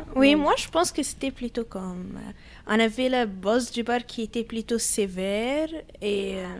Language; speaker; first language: French; non-native, fluent; Arabic